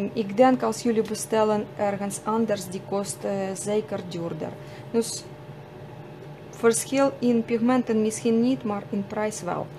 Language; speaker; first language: Dutch; non-native, fluent; Russian